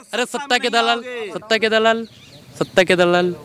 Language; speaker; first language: Hindi; native; Hindi